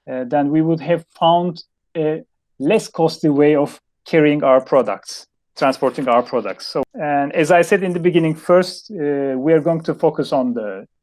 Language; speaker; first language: English; non-native, fluent; Turkish